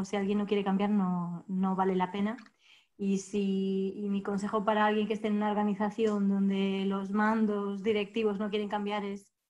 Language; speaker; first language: Spanish; native; Spanish